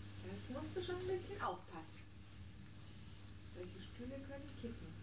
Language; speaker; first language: German; native; German